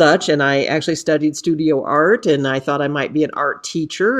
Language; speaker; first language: English; native; English